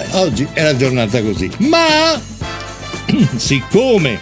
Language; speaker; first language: Italian; native; Italian